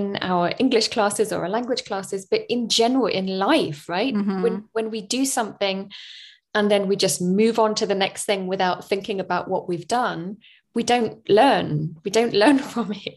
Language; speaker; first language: English; native; English